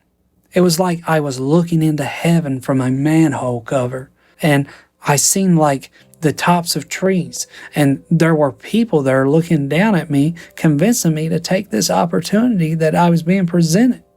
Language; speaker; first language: English; native; English